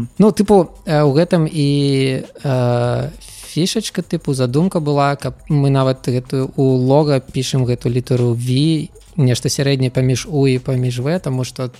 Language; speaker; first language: Belarusian; non-native, local second language; Russian